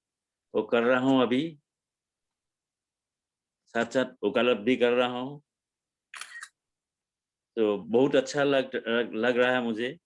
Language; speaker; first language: Hindi; non-native, local second language; Assamese